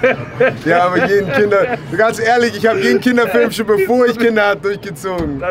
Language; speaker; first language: German; native; German